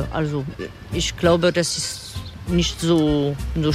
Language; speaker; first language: German; non-native, fluent; French